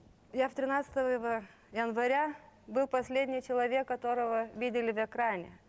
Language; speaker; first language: Russian; non-native, local second language; Lithuanian